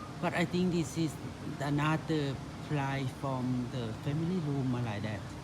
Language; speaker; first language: English; non-native, learner; Thai